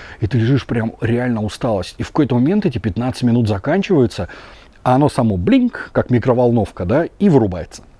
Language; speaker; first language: Russian; native; Russian